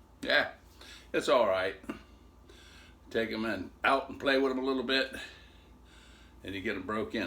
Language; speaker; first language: English; native; English